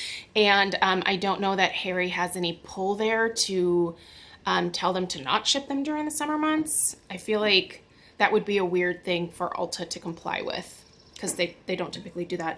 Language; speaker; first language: English; native; English